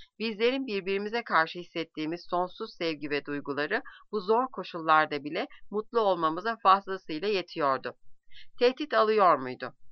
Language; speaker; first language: Turkish; native; Turkish